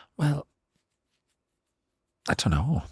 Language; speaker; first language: English; native; English